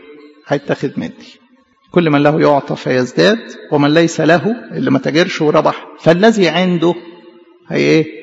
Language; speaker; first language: Arabic; native; Arabic